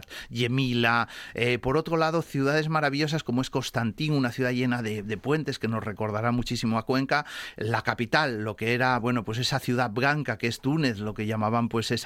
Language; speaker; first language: Spanish; native; Spanish